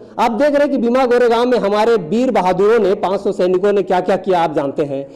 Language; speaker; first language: Hindi; native; Hindi